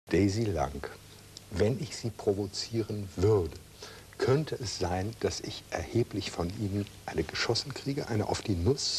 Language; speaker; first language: German; native; German